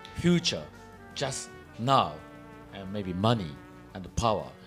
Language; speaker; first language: English; non-native, learner; Japanese